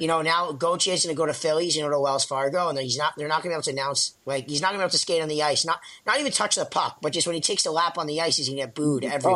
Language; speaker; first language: English; native; English